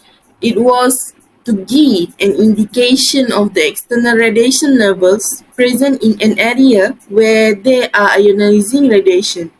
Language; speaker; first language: English; non-native, learner; Malay